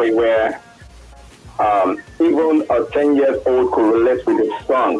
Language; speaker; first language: English; non-native, local second language; Yoruba